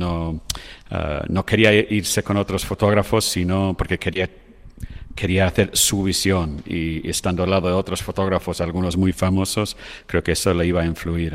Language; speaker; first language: Spanish; non-native, fluent; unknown